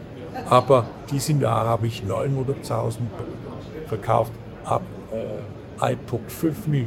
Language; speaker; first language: German; non-native, learner; Danish